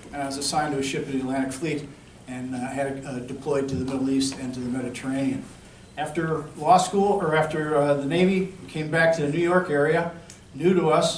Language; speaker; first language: English; native; English